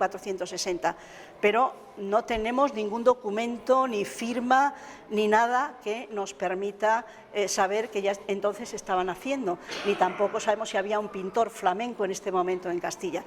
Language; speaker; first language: Spanish; native; Spanish